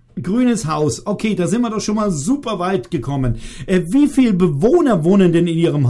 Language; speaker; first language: German; native; German